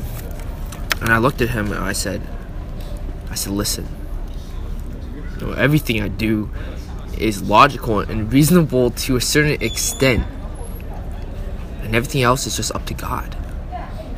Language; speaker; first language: English; early bilingual, other home language; Chinese